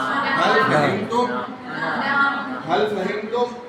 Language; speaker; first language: Arabic; non-native, fluent; Urdu